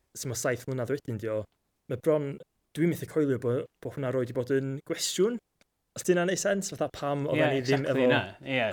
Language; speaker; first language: Welsh; native; Welsh